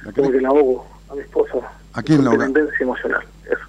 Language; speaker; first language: Spanish; native; Spanish